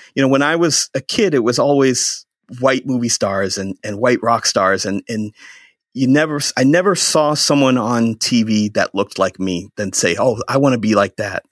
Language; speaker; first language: English; native; English